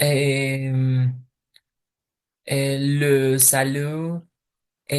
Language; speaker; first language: French; non-native, learner; Portuguese